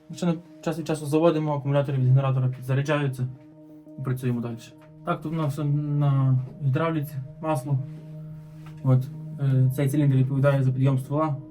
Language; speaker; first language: Ukrainian; native; Ukrainian